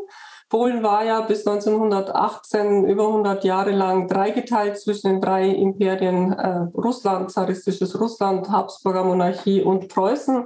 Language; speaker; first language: German; native; German